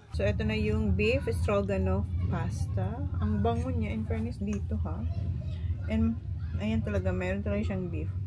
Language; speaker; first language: Filipino; non-native, local second language; Bikol